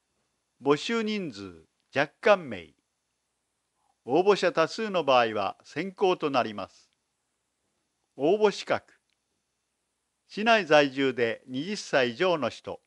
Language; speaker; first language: Japanese; native; Japanese